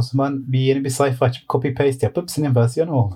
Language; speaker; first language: Turkish; early bilingual, heritage; Turkish